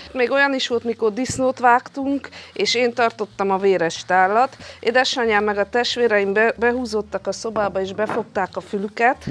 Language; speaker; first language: Hungarian; native; Hungarian